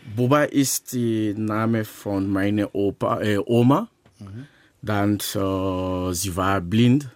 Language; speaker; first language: German; non-native, learner; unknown